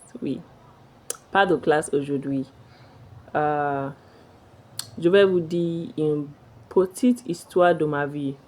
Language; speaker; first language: French; non-native, fluent; Igbo